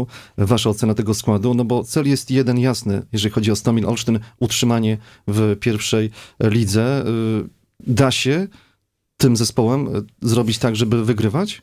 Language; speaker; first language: Polish; native; Polish